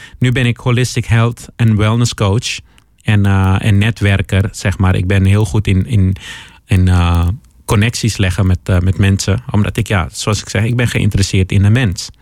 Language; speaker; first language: Dutch; early bilingual, other home language; Papiamento